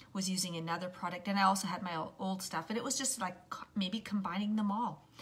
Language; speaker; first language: English; native; English